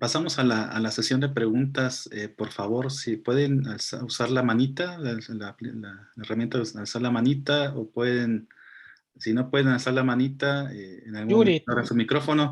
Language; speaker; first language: Spanish; native; Spanish